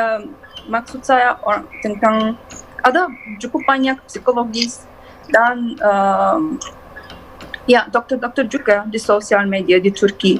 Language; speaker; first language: Indonesian; non-native, learner; Turkish